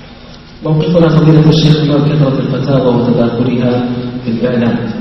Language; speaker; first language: Arabic; native; Arabic